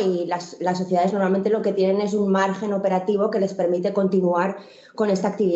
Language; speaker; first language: Spanish; native; Spanish